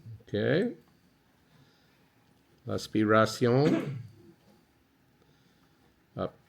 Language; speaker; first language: French; non-native, learner; English